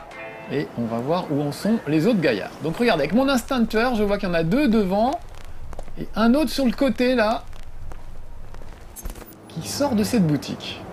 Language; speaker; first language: French; native; French